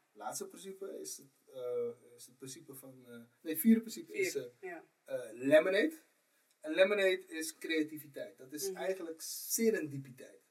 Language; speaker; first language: Dutch; native; Dutch